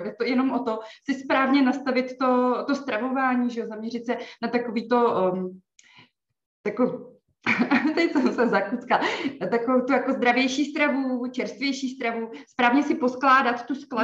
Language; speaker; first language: Czech; native; Czech